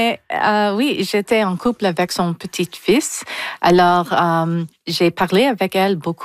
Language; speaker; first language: French; non-native, local second language; English